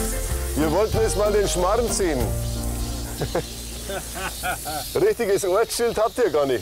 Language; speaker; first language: German; native; German